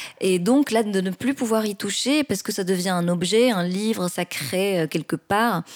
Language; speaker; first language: French; non-native, local second language; Arabic